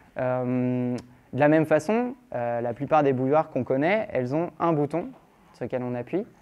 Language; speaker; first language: French; native; French